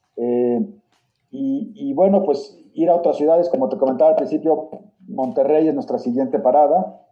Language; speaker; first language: Spanish; native; Spanish